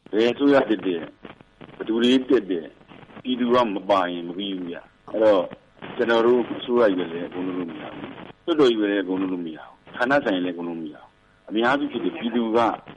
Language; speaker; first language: Burmese; native; Burmese